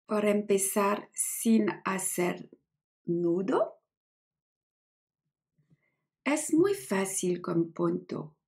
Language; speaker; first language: Spanish; non-native, learner; French